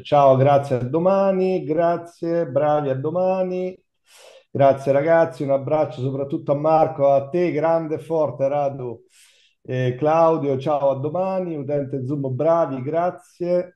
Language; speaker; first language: Italian; native; Italian